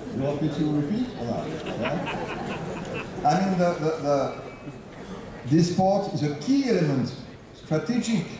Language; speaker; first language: English; non-native, fluent; French